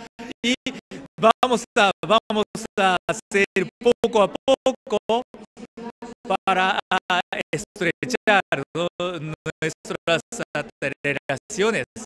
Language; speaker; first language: Spanish; non-native, learner; Japanese